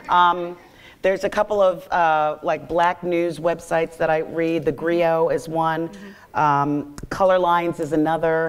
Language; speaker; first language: English; native; English